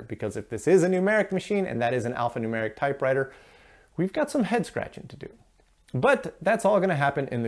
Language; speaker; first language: English; native; English